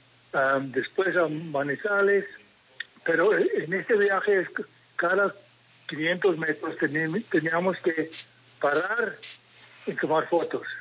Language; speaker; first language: Spanish; non-native, fluent; English